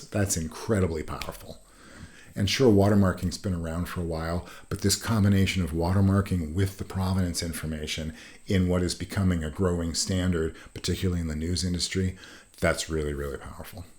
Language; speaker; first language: English; native; English